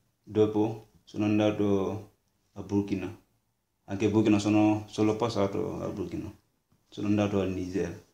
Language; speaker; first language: Italian; non-native, learner; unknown